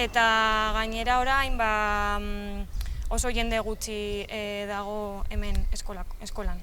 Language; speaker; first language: Basque; non-native, local second language; Spanish